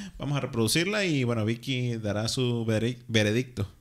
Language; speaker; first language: Spanish; native; Spanish